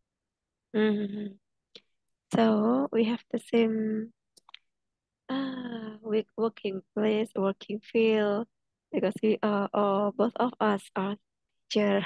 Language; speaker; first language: English; non-native, fluent; Indonesian